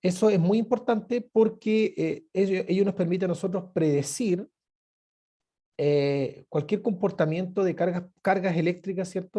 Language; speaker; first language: Spanish; native; Spanish